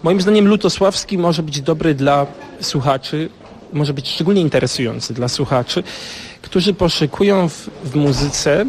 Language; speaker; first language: Polish; native; Polish